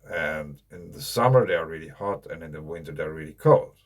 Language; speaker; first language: English; non-native, fluent; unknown